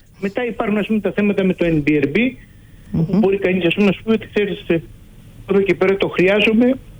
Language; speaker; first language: Greek; native; Greek